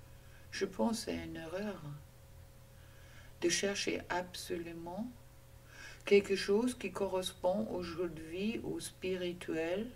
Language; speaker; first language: French; non-native, fluent; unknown